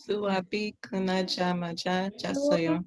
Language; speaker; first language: Korean; non-native, learner; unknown